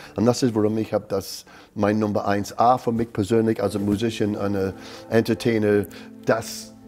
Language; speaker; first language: German; non-native, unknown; English